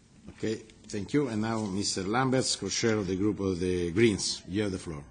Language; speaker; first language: English; non-native, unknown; Italian